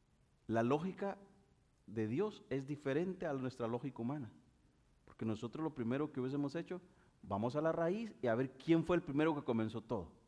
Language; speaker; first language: Spanish; native; Spanish